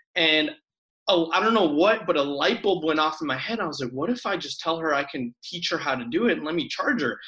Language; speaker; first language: English; early bilingual, other home language; Spanish